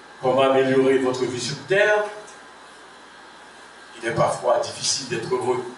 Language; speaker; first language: French; non-native, local second language; Haitian Creole